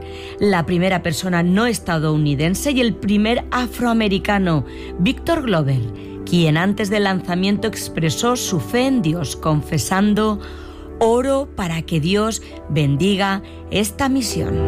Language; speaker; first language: Spanish; native; Spanish